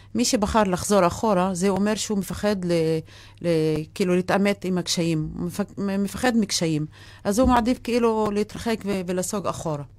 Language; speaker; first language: Hebrew; non-native, local second language; Arabic